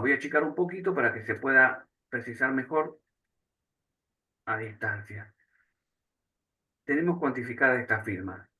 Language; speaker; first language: Spanish; native; Spanish